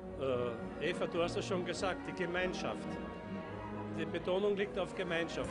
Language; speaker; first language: German; non-native, local second language; Hungarian